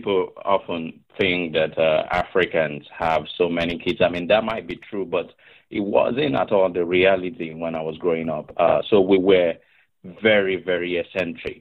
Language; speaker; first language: English; non-native, local second language; Igbo